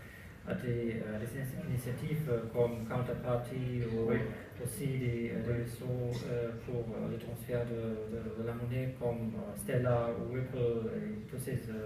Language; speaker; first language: French; non-native, learner; German